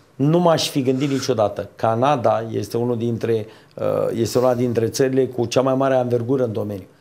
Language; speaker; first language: Romanian; native; Romanian